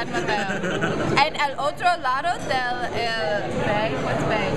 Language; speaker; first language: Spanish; non-native, learner; English